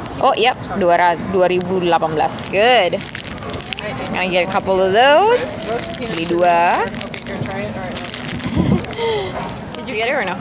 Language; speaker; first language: English; non-native, fluent; Indonesian